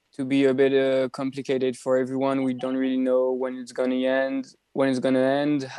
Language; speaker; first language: English; non-native, fluent; French